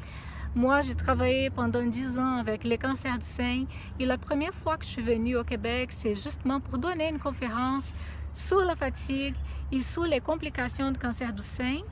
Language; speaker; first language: French; non-native, fluent; Portuguese